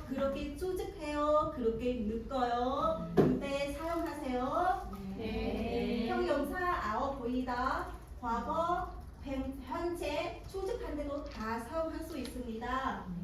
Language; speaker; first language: Korean; non-native, fluent; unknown